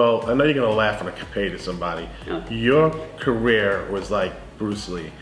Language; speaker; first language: English; native; English